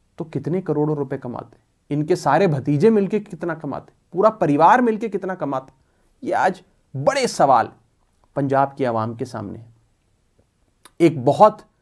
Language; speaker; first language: Hindi; non-native, local second language; Punjabi